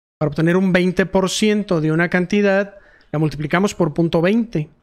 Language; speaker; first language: Spanish; native; Spanish